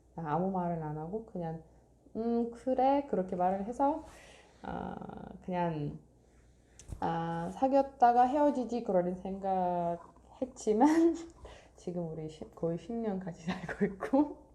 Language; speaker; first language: Korean; non-native, fluent; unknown